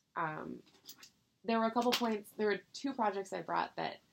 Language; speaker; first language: English; native; English